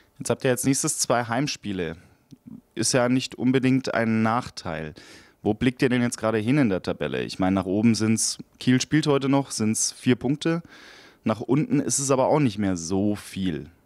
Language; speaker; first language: German; native; German